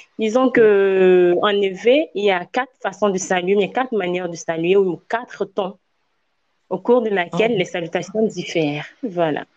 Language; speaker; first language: French; non-native, local second language; Ewe